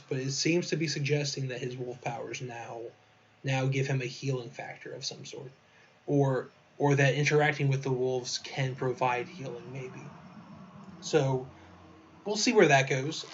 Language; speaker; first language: English; native; English